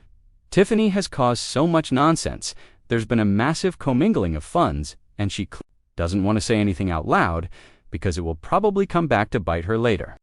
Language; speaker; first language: English; native; English